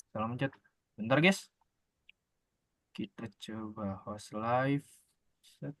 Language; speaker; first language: Indonesian; native; Indonesian